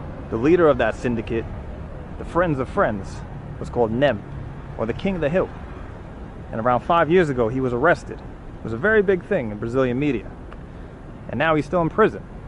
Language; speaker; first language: English; native; English